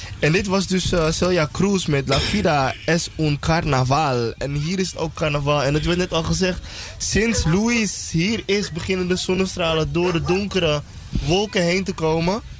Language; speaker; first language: Dutch; native; Dutch